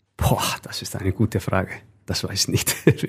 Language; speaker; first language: German; non-native, fluent; Icelandic